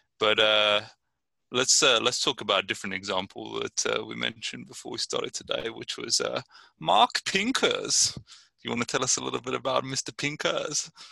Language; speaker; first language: English; native; English